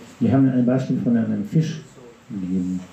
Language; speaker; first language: German; non-native, learner; Russian